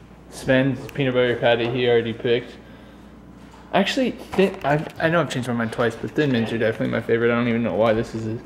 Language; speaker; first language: English; native; English